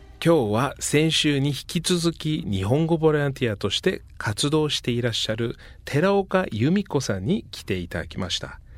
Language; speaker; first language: Japanese; non-native, fluent; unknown